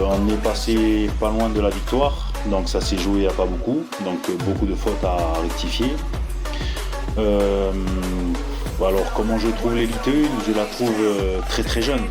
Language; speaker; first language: French; native; French